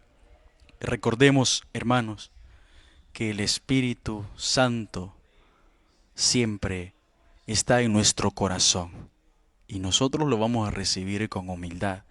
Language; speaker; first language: Spanish; native; Spanish